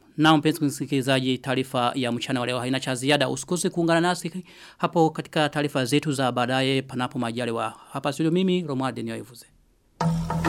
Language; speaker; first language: Swahili; non-native, local second language; Rundi